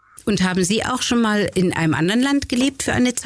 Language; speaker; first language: German; native; German